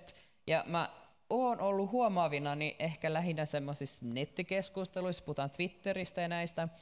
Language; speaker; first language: Finnish; native; Finnish